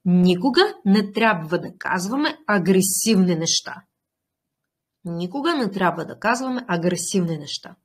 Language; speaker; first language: Bulgarian; non-native, fluent; Russian